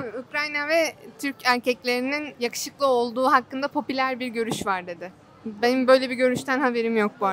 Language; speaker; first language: Turkish; native; Turkish